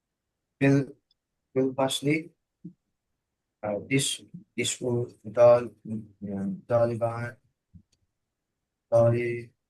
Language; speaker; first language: Arabic; non-native, learner; Bangla